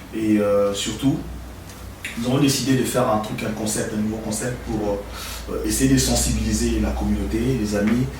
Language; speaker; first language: French; non-native, local second language; Lingala